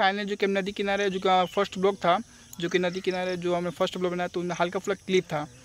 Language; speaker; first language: Hindi; native; Hindi